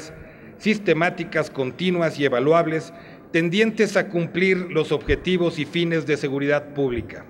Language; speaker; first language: Spanish; native; Spanish